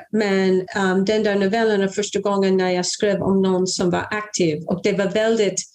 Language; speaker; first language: Swedish; non-native, fluent; English